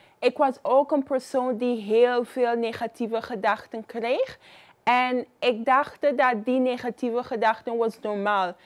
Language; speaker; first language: Dutch; non-native, fluent; Papiamento